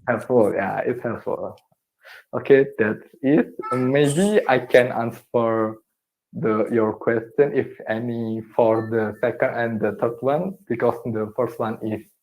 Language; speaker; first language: English; non-native, learner; Indonesian